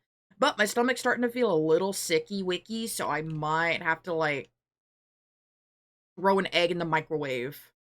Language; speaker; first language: English; native; English